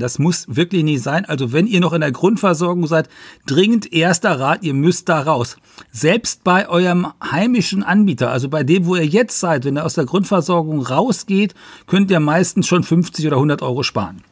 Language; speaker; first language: German; native; German